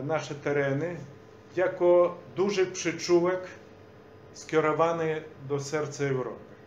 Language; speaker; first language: Polish; non-native, fluent; Belarusian